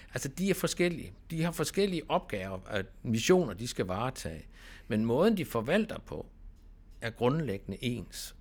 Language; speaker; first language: Danish; native; Danish